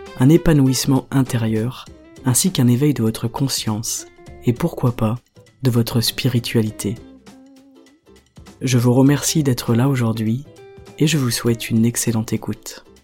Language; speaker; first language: French; native; French